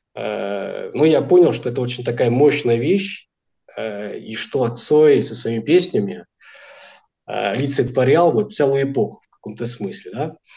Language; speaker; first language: Russian; non-native, fluent; Portuguese